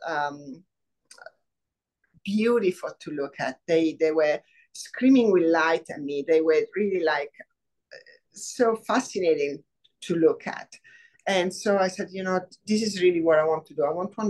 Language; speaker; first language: English; non-native, fluent; Italian